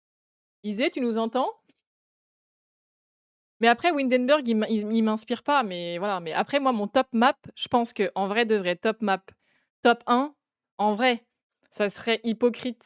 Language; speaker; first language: French; native; French